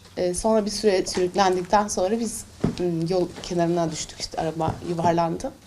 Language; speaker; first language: Turkish; native; Turkish